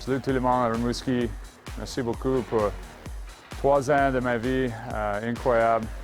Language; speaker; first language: French; non-native, learner; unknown